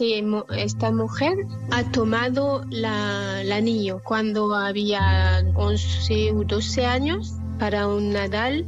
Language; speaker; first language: Spanish; non-native, learner; French